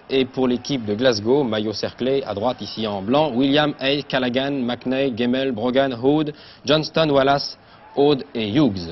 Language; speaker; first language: French; native; French